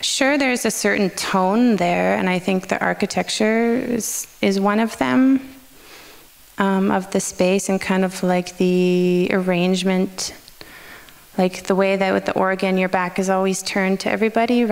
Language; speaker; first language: English; native; English